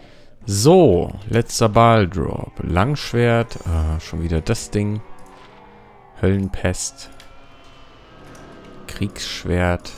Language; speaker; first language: German; native; German